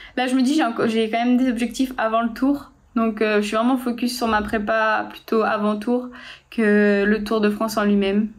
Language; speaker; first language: French; native; French